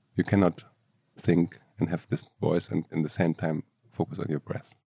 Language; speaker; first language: English; non-native, fluent; German